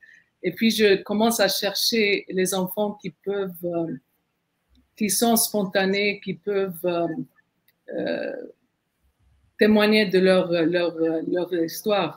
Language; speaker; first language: French; non-native, fluent; Arabic